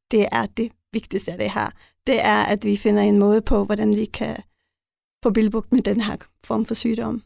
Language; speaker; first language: Danish; non-native, local second language; Faroese